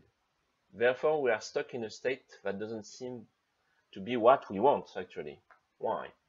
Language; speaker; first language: English; non-native, fluent; French